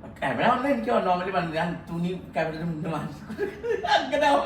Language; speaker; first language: Malayalam; non-native, local second language; Assamese